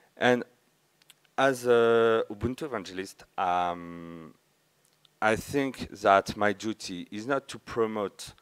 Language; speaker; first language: English; non-native, learner; French